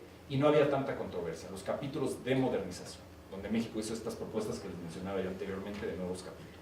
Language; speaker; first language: Spanish; native; Spanish